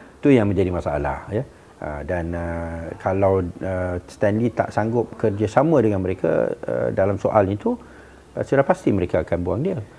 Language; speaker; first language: Malay; native; Malay